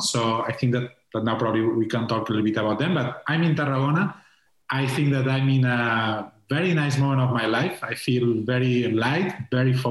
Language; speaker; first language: English; non-native, fluent; Spanish